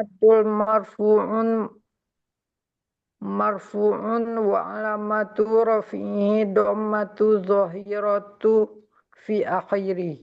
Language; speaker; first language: Arabic; non-native, learner; Indonesian